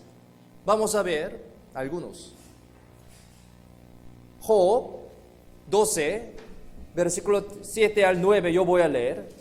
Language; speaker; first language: Spanish; non-native, fluent; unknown